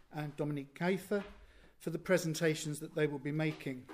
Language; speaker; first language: English; native; English